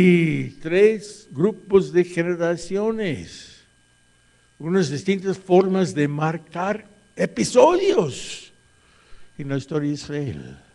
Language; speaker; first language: Spanish; non-native, fluent; English